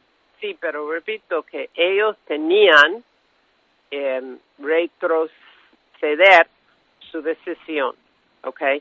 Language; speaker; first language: Spanish; non-native, fluent; English